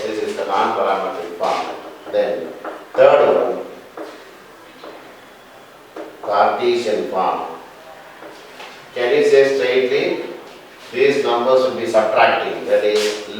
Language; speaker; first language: English; non-native, local second language; Tamil